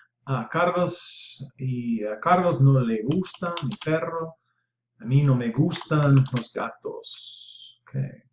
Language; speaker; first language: Spanish; non-native, learner; English